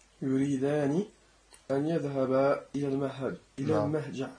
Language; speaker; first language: Arabic; non-native, learner; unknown